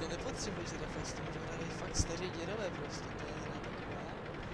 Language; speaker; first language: Czech; native; Czech